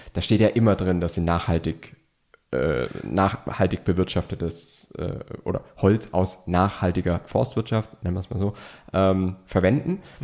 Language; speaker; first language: German; native; German